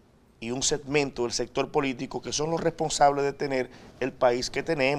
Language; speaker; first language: Spanish; native; Spanish